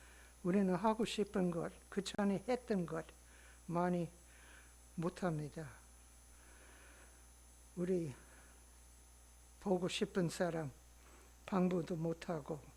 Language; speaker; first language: Korean; non-native, learner; English